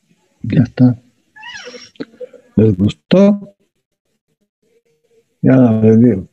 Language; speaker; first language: Spanish; native; Spanish